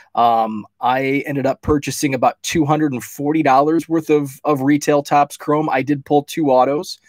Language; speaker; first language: English; native; English